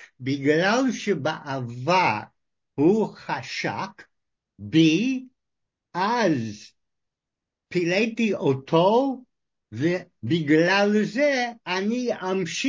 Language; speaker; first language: Hebrew; non-native, fluent; English